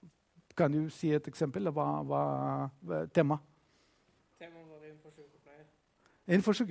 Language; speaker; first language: Norwegian; non-native, fluent; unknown